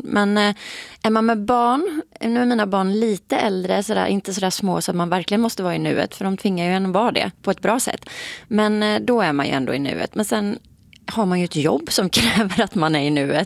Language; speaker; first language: Swedish; native; Swedish